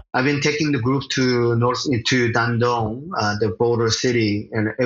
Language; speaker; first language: English; early bilingual, other home language; Korean